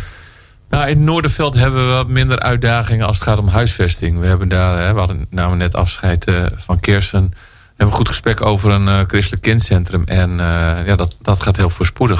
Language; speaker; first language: Dutch; native; Dutch